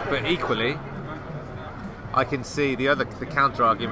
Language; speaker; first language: English; native; English